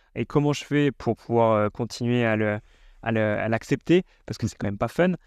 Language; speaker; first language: French; native; French